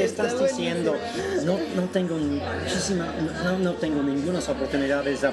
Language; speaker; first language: Spanish; non-native, fluent; English